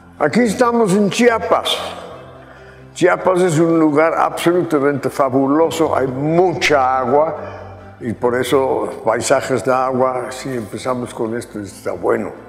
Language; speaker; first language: Spanish; non-native, fluent; Dutch